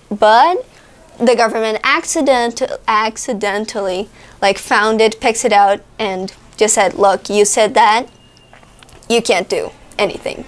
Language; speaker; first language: English; non-native, fluent; Portuguese